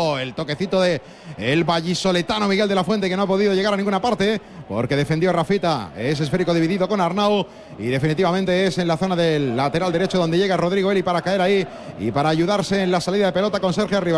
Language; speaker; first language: Spanish; native; Spanish